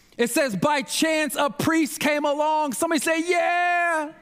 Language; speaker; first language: English; native; English